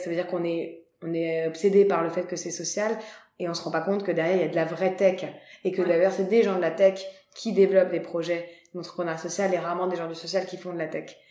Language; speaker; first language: French; native; French